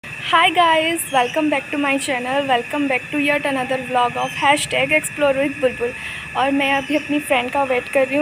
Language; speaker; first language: Hindi; native; Hindi